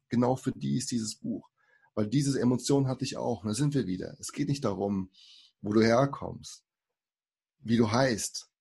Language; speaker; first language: German; early bilingual, other home language; Portuguese